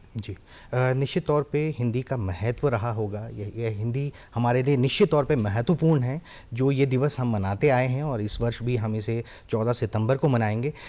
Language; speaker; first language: Hindi; native; Hindi